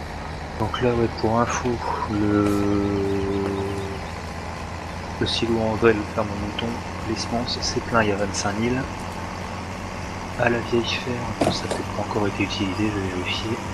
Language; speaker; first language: French; native; French